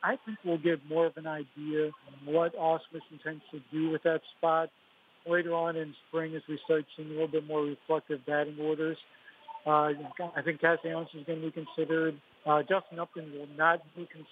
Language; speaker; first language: English; native; English